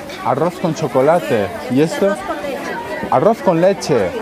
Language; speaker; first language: Spanish; non-native, learner; Korean